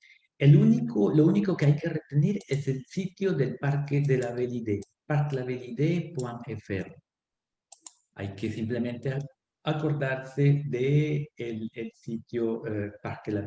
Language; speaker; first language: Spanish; non-native, fluent; French